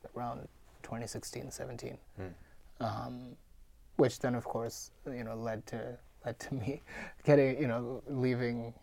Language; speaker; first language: English; non-native, local second language; Gujarati